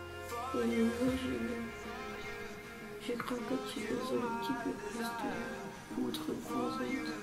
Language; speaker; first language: French; non-native, learner; Romanian